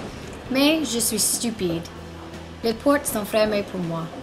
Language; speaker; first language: French; non-native, learner; English